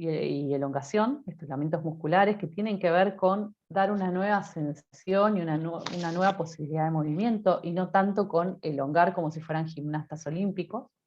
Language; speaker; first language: Spanish; native; Spanish